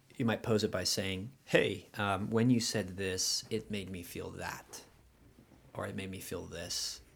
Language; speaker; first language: English; native; English